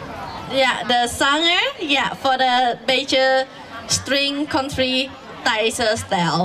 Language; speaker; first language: Dutch; non-native, fluent; Thai